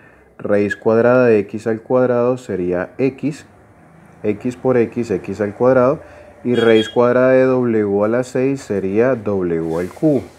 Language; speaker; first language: Spanish; native; Spanish